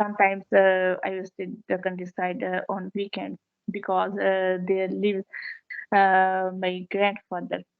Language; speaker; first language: English; non-native, learner; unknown